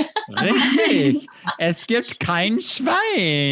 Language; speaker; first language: German; non-native, fluent; English